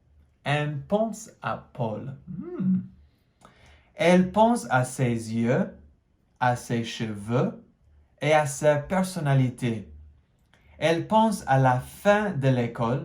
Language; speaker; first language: French; non-native, fluent; English